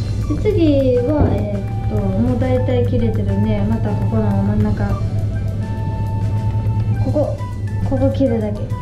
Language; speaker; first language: Japanese; native; Japanese